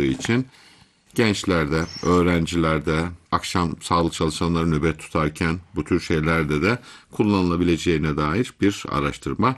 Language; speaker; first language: Turkish; native; Turkish